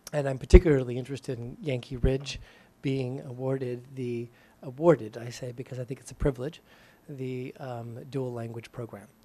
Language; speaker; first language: English; native; English